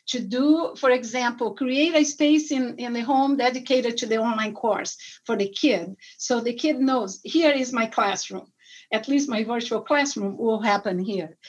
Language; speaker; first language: English; non-native, fluent; Portuguese